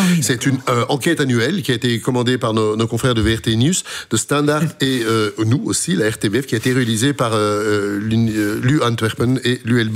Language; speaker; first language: French; native; French